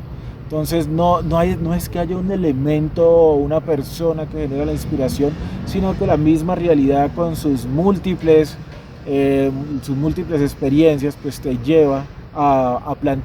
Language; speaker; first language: Spanish; native; Spanish